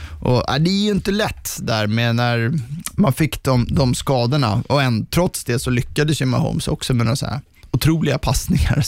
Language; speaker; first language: Swedish; native; Swedish